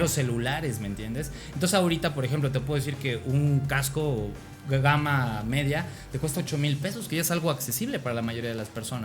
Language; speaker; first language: Spanish; native; Spanish